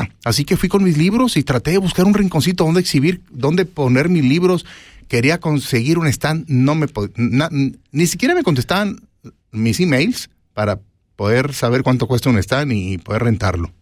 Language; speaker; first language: Spanish; native; Spanish